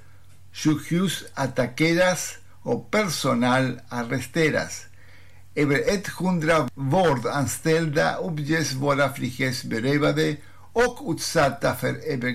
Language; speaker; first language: Swedish; non-native, fluent; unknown